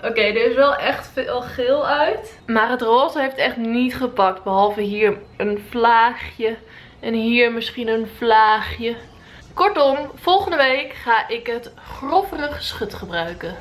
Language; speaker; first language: Dutch; native; Dutch